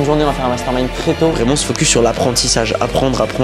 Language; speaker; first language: French; native; French